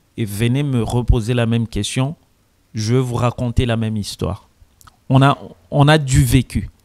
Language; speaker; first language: French; non-native, local second language; Lingala